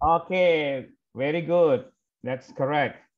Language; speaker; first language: English; non-native, fluent; Indonesian